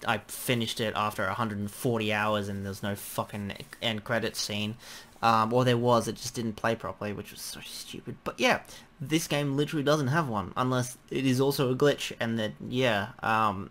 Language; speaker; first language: English; native; English